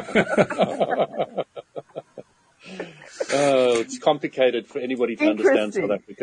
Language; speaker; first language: English; native; English